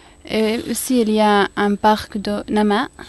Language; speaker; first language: French; non-native, learner; Arabic